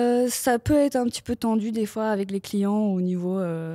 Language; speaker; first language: French; native; French